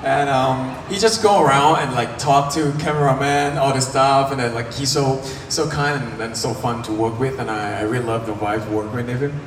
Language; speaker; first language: English; non-native, fluent; Thai